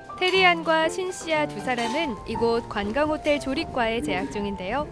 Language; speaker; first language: Korean; native; Korean